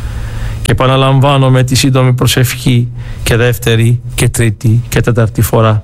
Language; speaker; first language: Greek; native; Greek